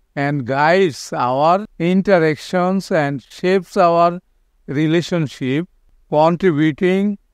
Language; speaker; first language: English; non-native, local second language; Bangla